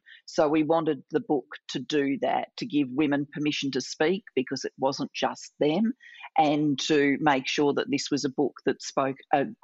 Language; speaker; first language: English; native; English